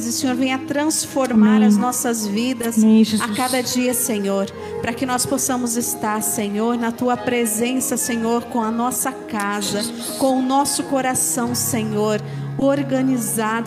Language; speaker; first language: Portuguese; native; Portuguese